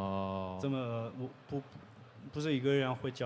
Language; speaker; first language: Chinese; non-native, learner; French